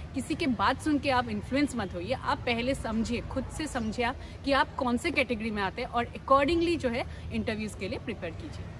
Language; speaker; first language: Hindi; non-native, local second language; Assamese